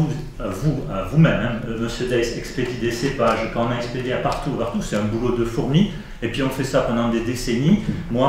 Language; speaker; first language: French; native; French